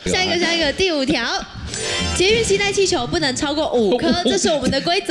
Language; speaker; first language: Chinese; native; Chinese